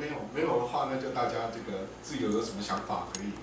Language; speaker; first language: Chinese; native; Chinese